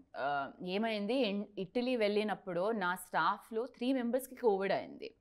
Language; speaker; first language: Telugu; non-native, learner; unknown